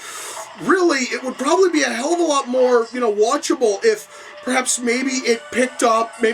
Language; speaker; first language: English; native; English